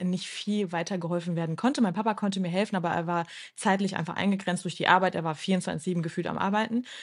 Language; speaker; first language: German; early bilingual, other home language; Turkish